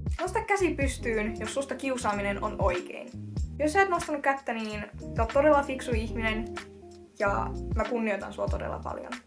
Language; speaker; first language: Finnish; early bilingual, other home language; Russian